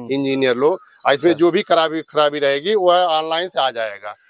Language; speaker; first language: Hindi; native; Hindi